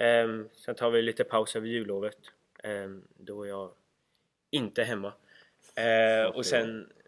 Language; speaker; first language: Swedish; native; Swedish